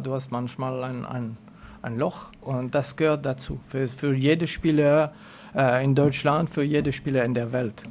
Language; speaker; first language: German; non-native, local second language; French